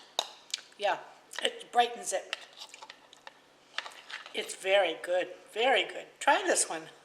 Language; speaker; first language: English; native; English